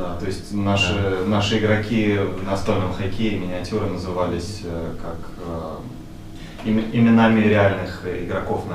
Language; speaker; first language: Russian; native; Russian